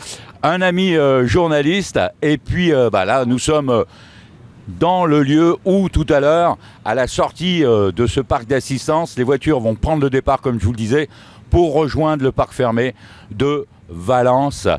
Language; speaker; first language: French; native; French